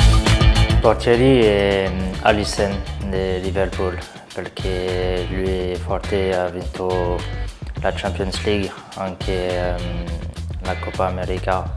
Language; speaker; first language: Italian; non-native, learner; French